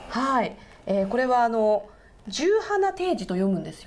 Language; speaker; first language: Japanese; native; Japanese